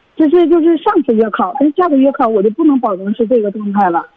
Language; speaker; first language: Chinese; native; Chinese